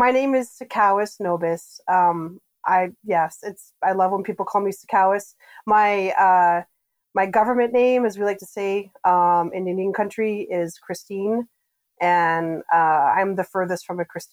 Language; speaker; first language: English; native; English